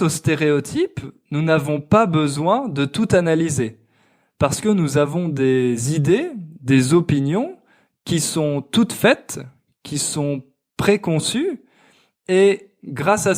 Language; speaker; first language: French; native; French